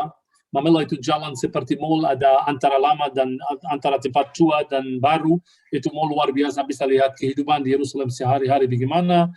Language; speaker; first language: Indonesian; non-native, fluent; Arabic